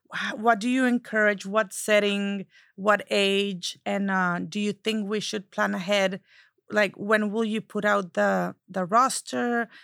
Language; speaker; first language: English; non-native, fluent; Spanish